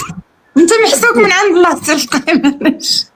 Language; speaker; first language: Arabic; native; Arabic